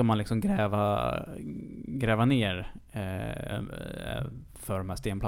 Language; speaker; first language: Swedish; native; Swedish